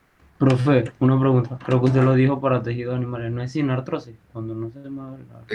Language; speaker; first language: Spanish; native; Spanish